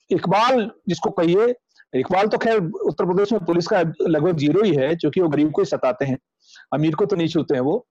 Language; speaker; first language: Hindi; native; Hindi